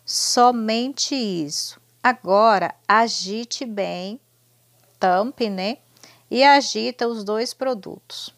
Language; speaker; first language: Portuguese; native; Portuguese